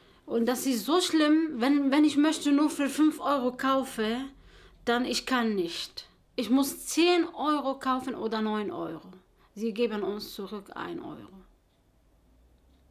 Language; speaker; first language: German; non-native, learner; Arabic